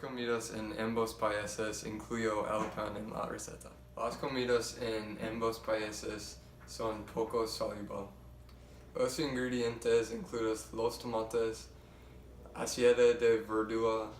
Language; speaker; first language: Spanish; non-native, learner; English